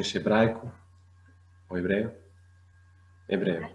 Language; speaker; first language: Portuguese; non-native, fluent; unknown